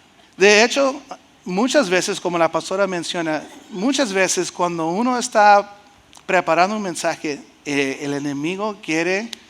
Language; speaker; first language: Spanish; early bilingual, heritage; Spanish